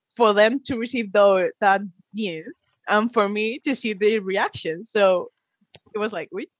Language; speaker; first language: English; non-native, fluent; Spanish